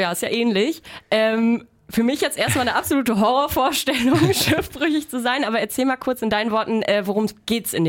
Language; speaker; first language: German; native; German